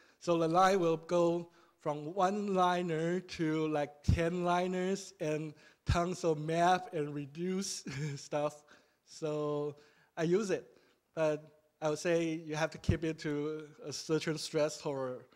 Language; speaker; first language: English; non-native, fluent; Chinese